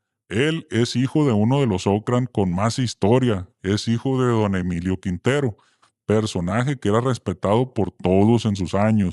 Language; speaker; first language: Spanish; native; Spanish